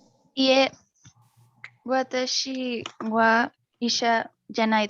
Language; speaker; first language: Japanese; non-native, learner; Spanish